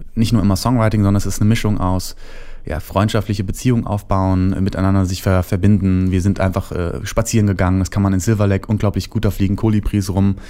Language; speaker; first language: German; native; German